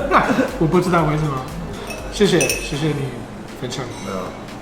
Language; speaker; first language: Chinese; non-native, fluent; English